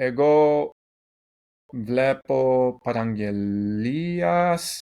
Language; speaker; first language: Greek; non-native, learner; English